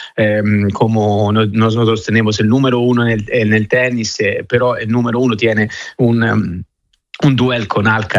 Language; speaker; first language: Spanish; non-native, fluent; Italian